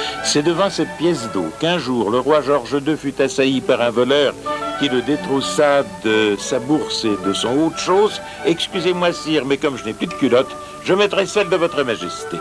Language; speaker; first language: French; early bilingual, other home language; Russian